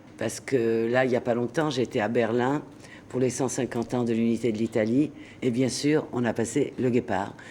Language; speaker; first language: French; native; French